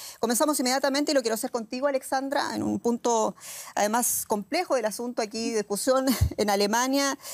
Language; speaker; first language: Spanish; native; Spanish